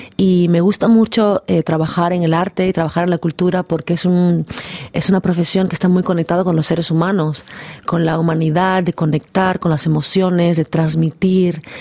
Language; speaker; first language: Spanish; native; Spanish